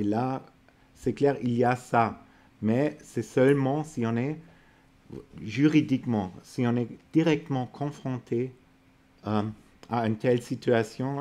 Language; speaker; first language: French; non-native, fluent; German